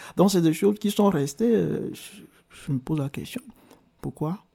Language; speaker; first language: French; non-native, local second language; Ewe